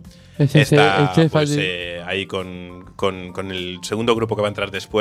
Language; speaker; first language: Spanish; native; Spanish